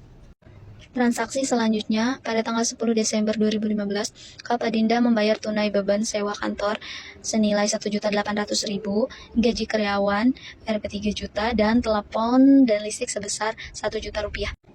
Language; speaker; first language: Indonesian; native; Indonesian